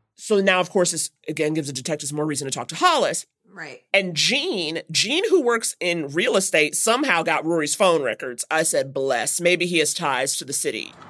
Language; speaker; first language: English; native; English